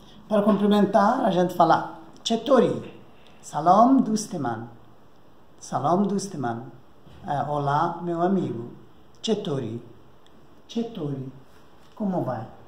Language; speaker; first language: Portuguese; non-native, fluent; Persian